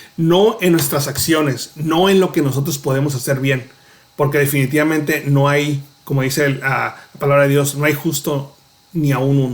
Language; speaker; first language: Spanish; native; Spanish